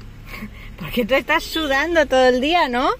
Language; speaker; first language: Spanish; native; Spanish